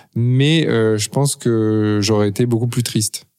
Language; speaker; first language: French; native; French